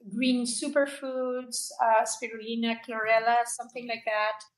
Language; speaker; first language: English; non-native, fluent; Spanish